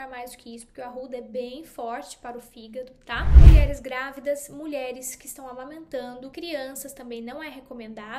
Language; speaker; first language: Portuguese; native; Portuguese